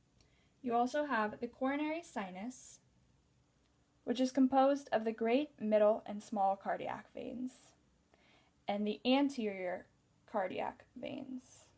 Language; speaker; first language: English; native; English